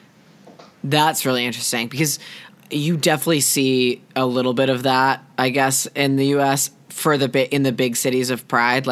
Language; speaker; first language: English; native; English